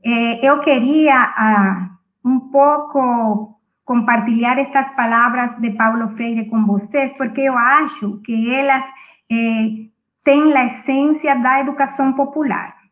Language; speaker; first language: Portuguese; non-native, fluent; Spanish